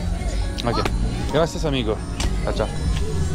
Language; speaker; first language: Spanish; non-native, learner; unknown